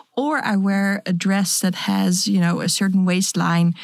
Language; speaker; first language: English; non-native, fluent; Dutch